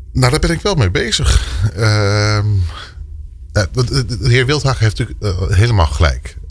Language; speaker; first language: Dutch; native; Dutch